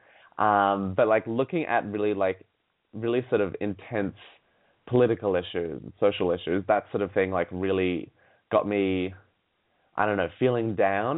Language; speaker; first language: English; native; English